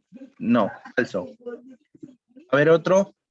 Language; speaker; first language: Spanish; native; Spanish